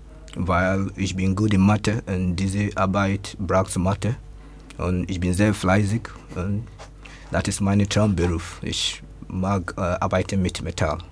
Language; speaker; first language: German; non-native, learner; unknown